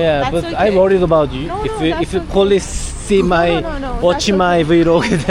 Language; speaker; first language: English; non-native, learner; Korean